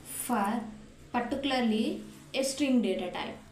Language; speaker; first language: English; non-native, local second language; Telugu